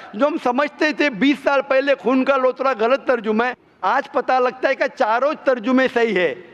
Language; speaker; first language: Hindi; non-native, local second language; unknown